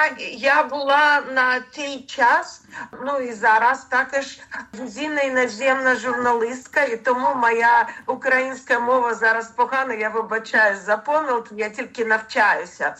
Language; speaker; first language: Ukrainian; non-native, learner; Russian